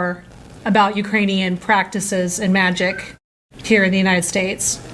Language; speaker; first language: English; native; English